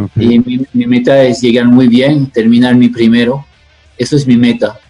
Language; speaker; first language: Spanish; non-native, fluent; French